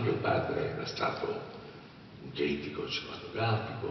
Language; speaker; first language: Italian; native; Italian